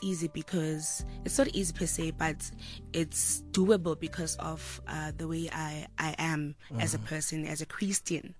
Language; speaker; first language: English; non-native, local second language; Zulu